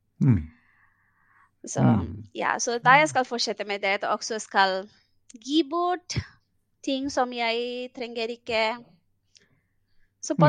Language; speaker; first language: Norwegian; non-native, fluent; Bangla